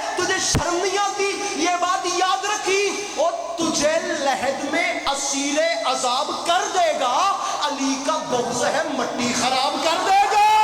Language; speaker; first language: Urdu; non-native, local second language; Punjabi